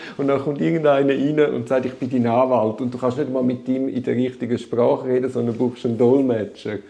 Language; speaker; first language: German; native; German